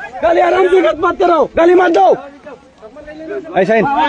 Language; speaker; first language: Hindi; non-native, learner; Bangla